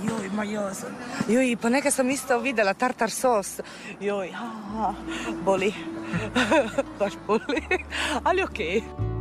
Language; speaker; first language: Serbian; non-native, fluent; Italian